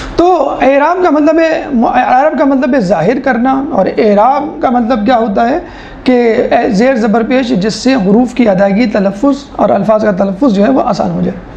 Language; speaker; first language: Urdu; native; Urdu